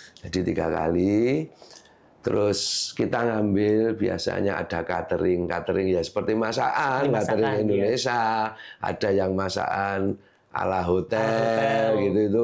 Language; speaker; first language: Indonesian; non-native, local second language; Javanese